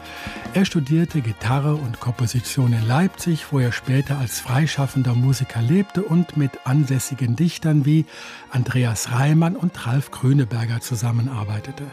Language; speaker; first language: German; native; German